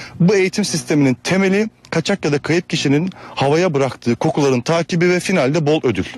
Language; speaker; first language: Turkish; native; Turkish